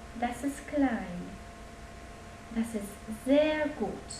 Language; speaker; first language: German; non-native, learner; Polish